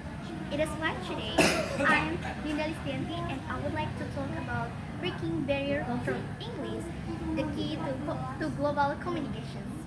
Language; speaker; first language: English; non-native, fluent; Indonesian